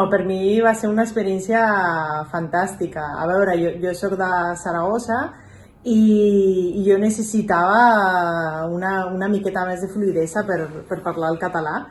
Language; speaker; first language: Catalan; non-native, local second language; Spanish